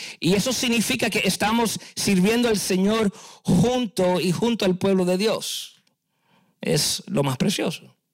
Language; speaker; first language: Spanish; early bilingual, heritage; Spanish